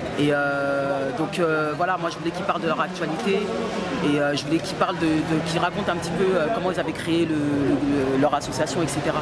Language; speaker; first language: French; early bilingual, other home language; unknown